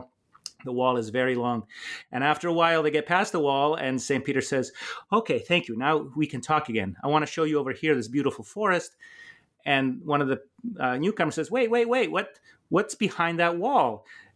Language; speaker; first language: English; native; English